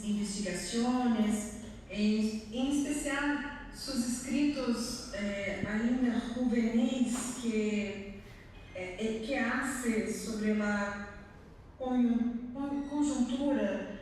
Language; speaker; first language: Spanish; non-native, learner; Portuguese